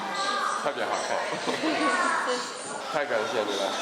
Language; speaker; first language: Chinese; non-native, fluent; English